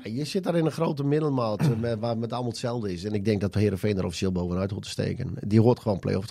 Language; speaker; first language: Dutch; native; Dutch